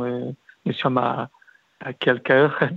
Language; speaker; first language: French; non-native, learner; Portuguese